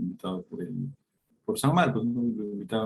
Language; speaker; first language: Spanish; native; Spanish